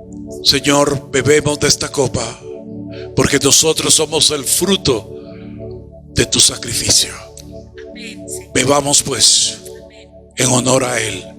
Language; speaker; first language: Spanish; native; Spanish